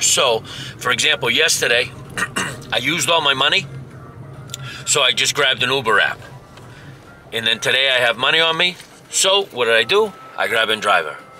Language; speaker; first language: English; native; English